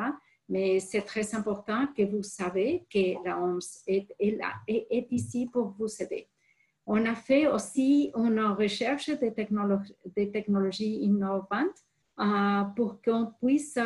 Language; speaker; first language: French; non-native, fluent; Spanish